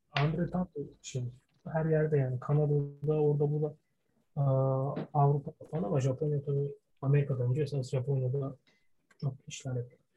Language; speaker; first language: Turkish; early bilingual, heritage; Turkish